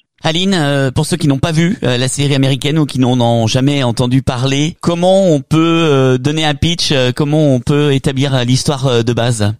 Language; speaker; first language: French; native; French